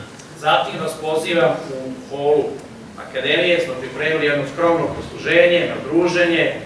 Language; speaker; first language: Serbian; native; Serbian